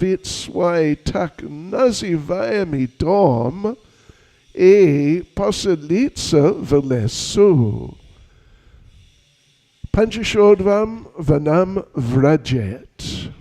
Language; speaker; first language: Russian; non-native, learner; English